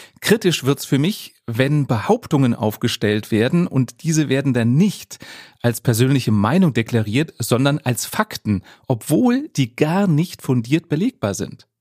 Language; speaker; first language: German; native; German